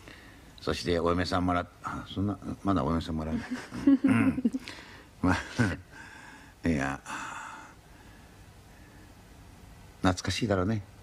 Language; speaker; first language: Japanese; native; Japanese